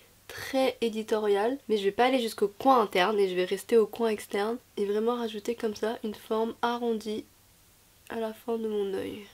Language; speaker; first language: French; native; French